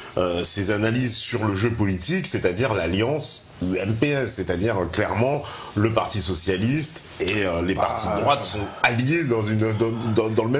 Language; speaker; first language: French; native; French